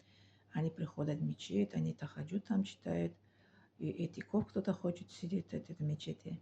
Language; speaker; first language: Russian; non-native, learner; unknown